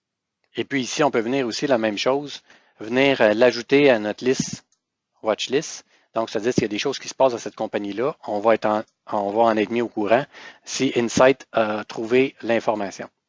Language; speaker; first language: French; native; French